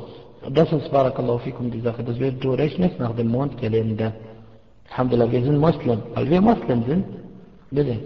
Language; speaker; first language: German; non-native, fluent; Arabic